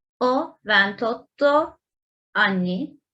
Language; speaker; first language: Italian; non-native, learner; Turkish